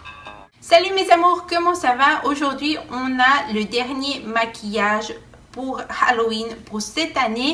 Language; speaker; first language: French; non-native, fluent; Spanish